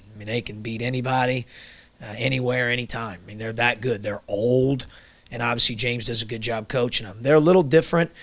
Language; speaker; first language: English; native; English